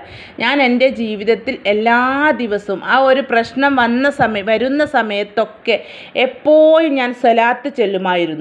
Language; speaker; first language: Malayalam; native; Malayalam